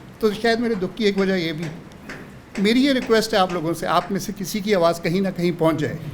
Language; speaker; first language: Urdu; native; Urdu